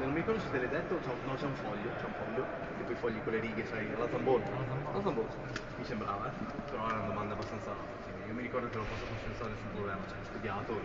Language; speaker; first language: Italian; native; Italian